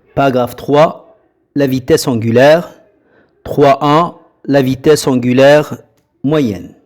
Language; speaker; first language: French; non-native, local second language; Arabic